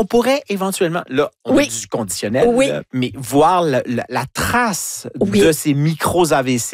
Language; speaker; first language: French; native; French